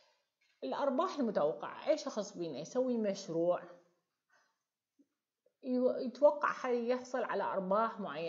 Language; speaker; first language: Arabic; native; Arabic